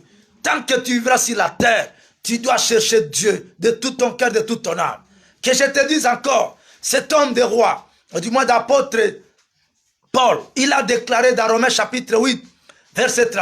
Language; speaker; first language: French; non-native, local second language; Lingala